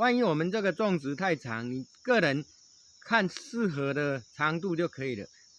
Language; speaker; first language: Chinese; non-native, local second language; Min Nan Chinese